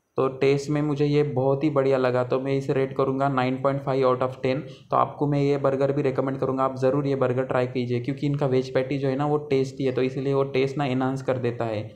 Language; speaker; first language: Hindi; non-native, local second language; Marathi